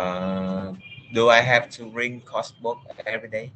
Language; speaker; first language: English; non-native, learner; Vietnamese